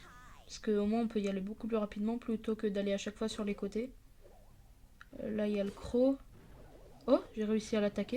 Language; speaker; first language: French; native; French